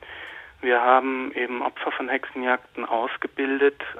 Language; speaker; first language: German; native; German